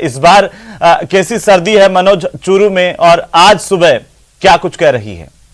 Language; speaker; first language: Hindi; native; Hindi